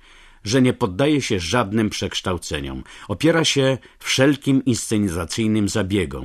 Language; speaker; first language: Polish; native; Polish